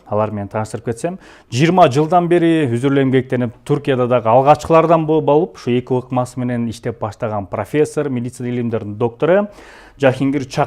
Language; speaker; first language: Kyrgyz; native; Kyrgyz